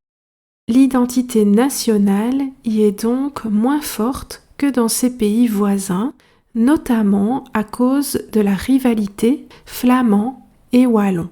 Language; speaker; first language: French; native; French